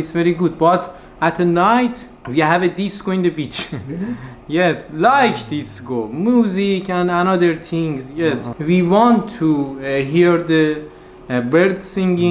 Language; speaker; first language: English; non-native, learner; Persian